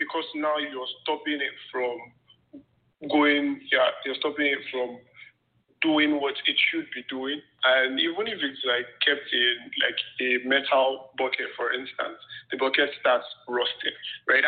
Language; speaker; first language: English; non-native, local second language; Yoruba